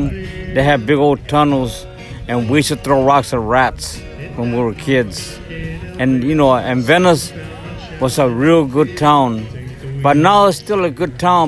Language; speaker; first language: English; native; English